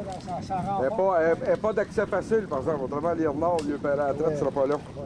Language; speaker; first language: French; native; French